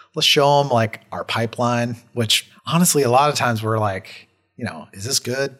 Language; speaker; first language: English; native; English